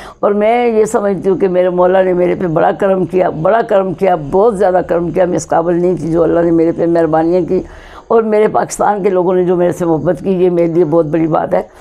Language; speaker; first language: Urdu; non-native, local second language; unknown